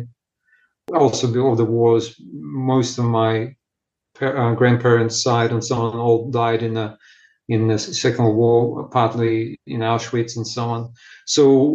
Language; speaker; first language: English; non-native, fluent; Ukrainian